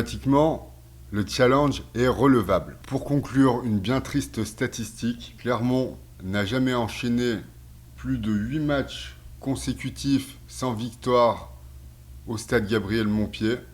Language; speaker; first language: French; native; French